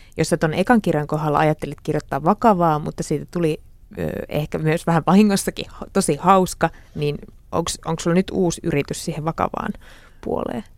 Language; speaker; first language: Finnish; native; Finnish